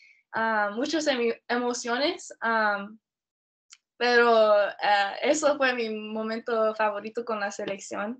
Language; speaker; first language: Spanish; early bilingual, heritage; Spanish